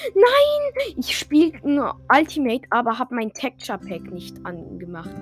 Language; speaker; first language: German; non-native, fluent; French